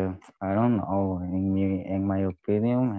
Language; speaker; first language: English; non-native, learner; Spanish